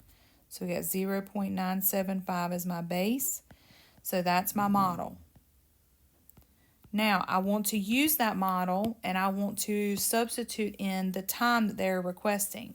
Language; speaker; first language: English; native; English